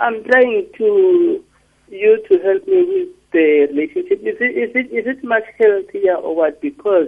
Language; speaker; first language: English; non-native, local second language; Xhosa